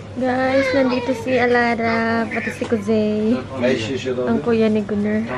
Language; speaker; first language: Filipino; native; Filipino